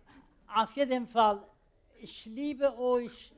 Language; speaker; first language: German; non-native, learner; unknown